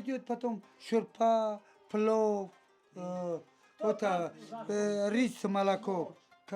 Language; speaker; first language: Russian; non-native, learner; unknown